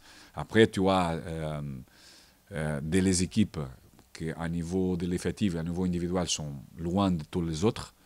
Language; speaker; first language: French; non-native, fluent; Portuguese